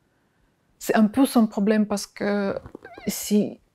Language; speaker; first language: French; non-native, fluent; Ukrainian